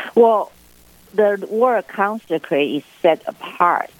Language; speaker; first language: English; non-native, fluent; Chinese